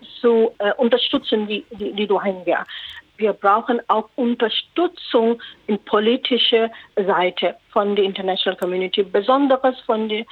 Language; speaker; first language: German; non-native, learner; Rohingya